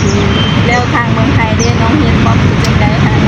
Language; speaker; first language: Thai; non-native, local second language; Northeastern Thai